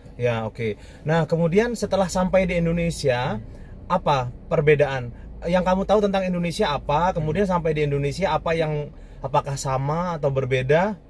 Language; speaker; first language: Indonesian; native; Indonesian